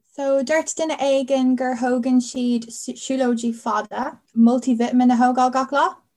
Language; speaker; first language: Irish; non-native, local second language; English